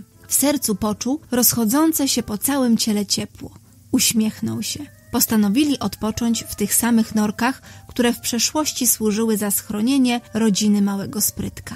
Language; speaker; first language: Polish; native; Polish